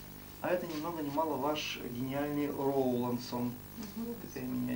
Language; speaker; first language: Russian; native; Russian